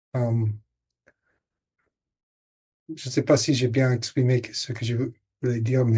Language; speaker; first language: French; non-native, fluent; English